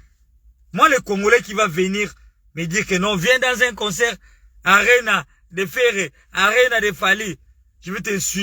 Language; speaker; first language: French; non-native, local second language; Lingala